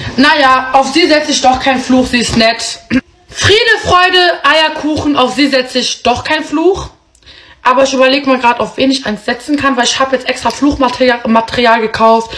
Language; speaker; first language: German; early bilingual, other home language; Arabic